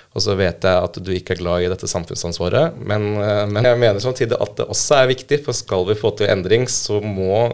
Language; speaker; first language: Norwegian; native; Norwegian